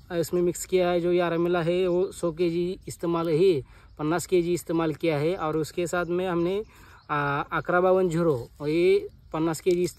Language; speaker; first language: Hindi; non-native, local second language; Marathi